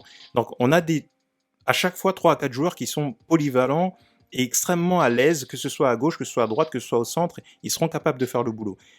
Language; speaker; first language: French; native; French